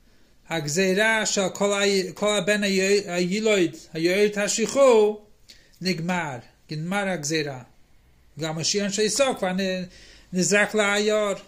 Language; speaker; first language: Hebrew; non-native, fluent; English